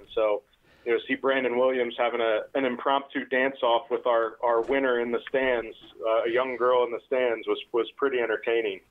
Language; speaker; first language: English; native; English